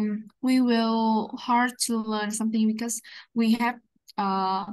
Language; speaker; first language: English; non-native, learner; Vietnamese